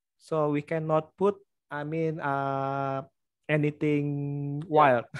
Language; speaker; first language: English; non-native, learner; Indonesian